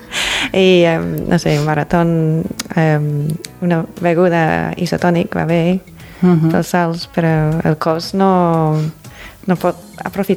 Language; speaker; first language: Catalan; non-native, fluent; English